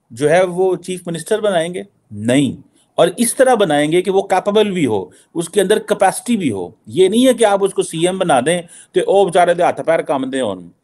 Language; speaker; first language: Urdu; native; Urdu